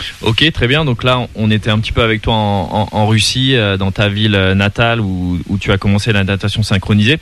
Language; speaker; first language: French; native; French